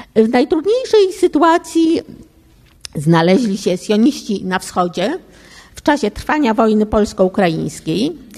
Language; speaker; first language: Polish; native; Polish